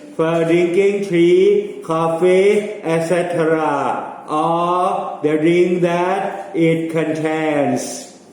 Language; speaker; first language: English; non-native, fluent; Thai